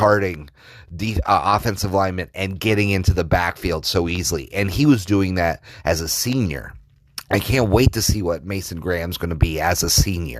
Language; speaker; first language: English; native; English